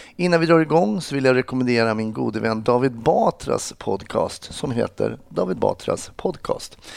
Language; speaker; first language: Swedish; native; Swedish